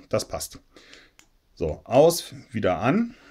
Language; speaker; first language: German; native; German